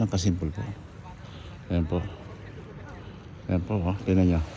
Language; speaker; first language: Filipino; native; Filipino